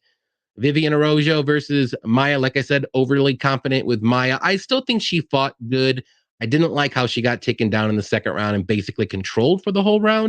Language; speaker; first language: English; native; English